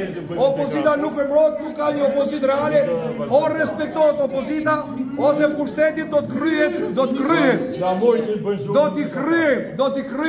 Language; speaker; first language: Albanian; native; Albanian